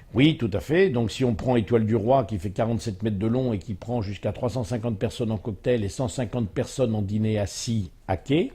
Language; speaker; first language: French; native; French